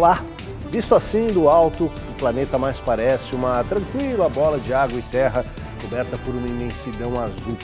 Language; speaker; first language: Portuguese; native; Portuguese